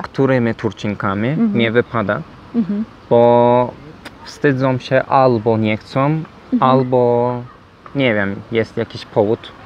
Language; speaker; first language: Polish; non-native, learner; Turkish